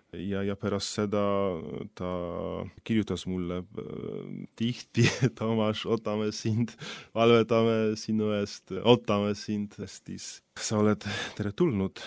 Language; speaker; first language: Estonian; non-native, fluent; Polish